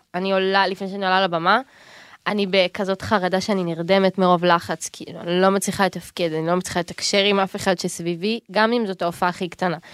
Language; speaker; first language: Hebrew; native; Hebrew